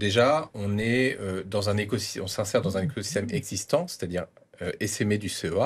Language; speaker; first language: French; native; French